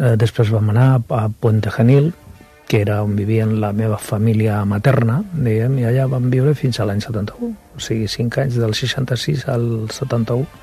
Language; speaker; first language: Catalan; non-native, local second language; Spanish